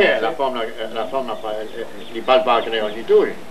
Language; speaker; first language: French; native; French